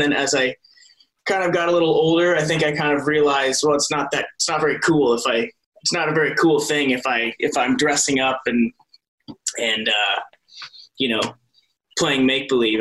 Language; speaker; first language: English; native; English